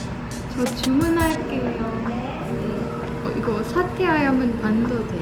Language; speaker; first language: Korean; non-native, learner; Mongolian